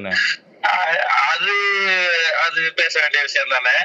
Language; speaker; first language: Tamil; native; Tamil